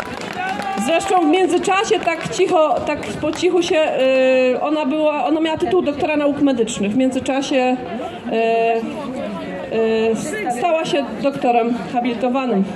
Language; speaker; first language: Polish; native; Polish